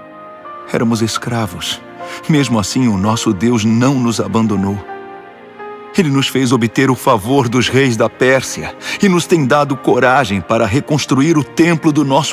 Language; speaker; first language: Portuguese; native; Portuguese